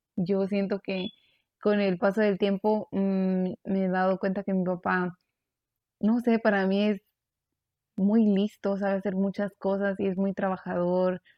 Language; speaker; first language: Spanish; early bilingual, heritage; Spanish